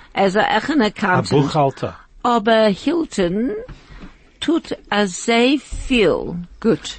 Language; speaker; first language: Yiddish; early bilingual, heritage; Yiddish